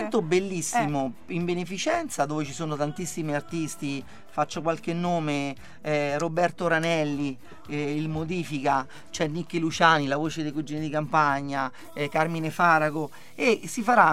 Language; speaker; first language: Italian; native; Italian